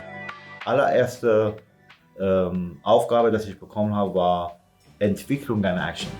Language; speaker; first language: German; non-native, fluent; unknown